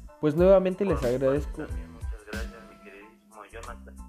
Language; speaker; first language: Spanish; native; Spanish